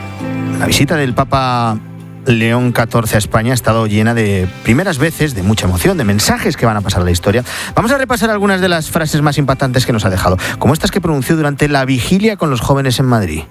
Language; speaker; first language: Spanish; native; Spanish